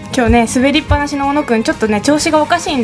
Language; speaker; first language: Japanese; native; Japanese